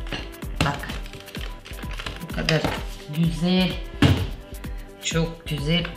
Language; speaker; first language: Turkish; non-native, learner; Russian